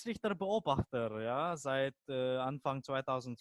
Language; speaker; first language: German; non-native, fluent; Indonesian